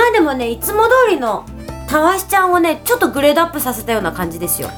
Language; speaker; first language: Japanese; native; Japanese